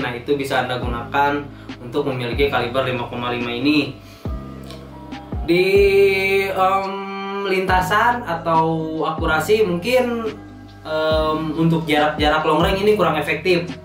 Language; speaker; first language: Indonesian; native; Indonesian